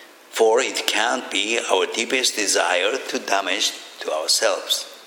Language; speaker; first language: English; non-native, fluent; Japanese